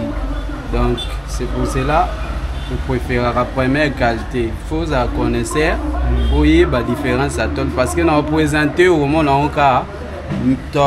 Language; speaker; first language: French; non-native, local second language; Lingala